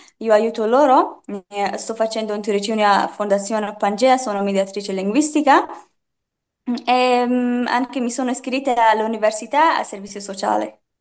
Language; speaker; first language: Italian; non-native, learner; Persian